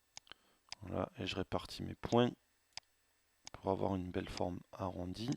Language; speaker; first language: French; native; French